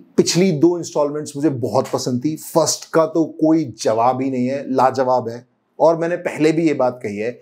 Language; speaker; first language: Hindi; native; Hindi